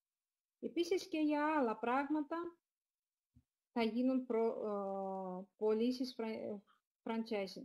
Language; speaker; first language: Greek; non-native, fluent; Russian